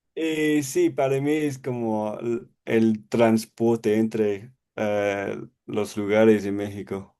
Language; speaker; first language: Spanish; non-native, learner; English